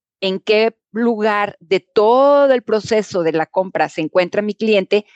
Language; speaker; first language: Spanish; native; Spanish